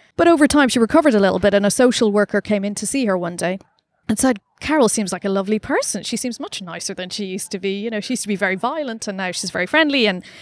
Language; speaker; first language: English; native; English